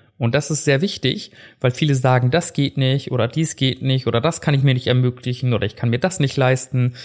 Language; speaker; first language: German; early bilingual, other home language; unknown